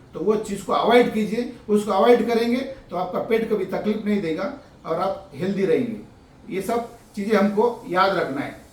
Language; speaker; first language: Hindi; non-native, local second language; Marathi